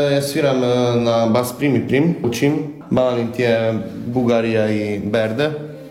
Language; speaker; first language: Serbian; non-native, local second language; Hungarian